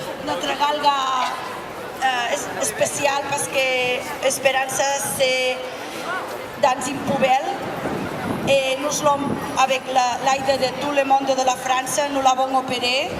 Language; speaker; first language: French; non-native, learner; Spanish